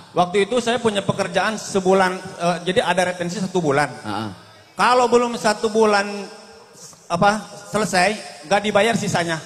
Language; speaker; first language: Indonesian; non-native, local second language; Sundanese